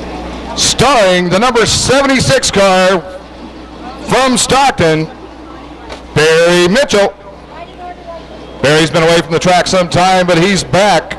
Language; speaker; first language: English; native; English